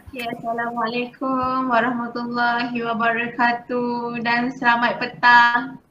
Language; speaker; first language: Malay; native; Malay